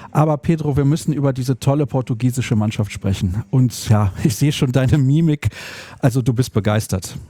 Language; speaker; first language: German; native; German